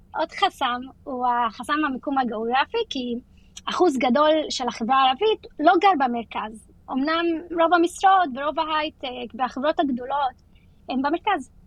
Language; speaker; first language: Hebrew; non-native, local second language; Arabic